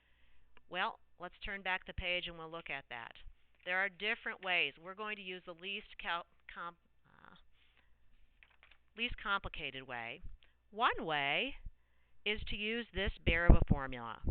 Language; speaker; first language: English; native; English